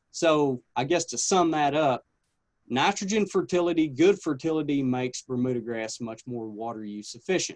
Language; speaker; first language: English; native; English